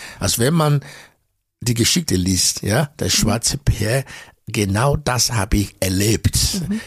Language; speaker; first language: German; non-native, fluent; Bini